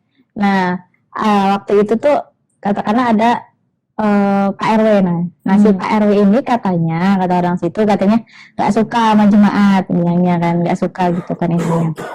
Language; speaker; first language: Indonesian; native; Indonesian